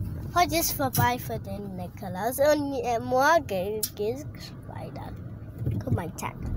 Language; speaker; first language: German; early bilingual, other home language; Vietnamese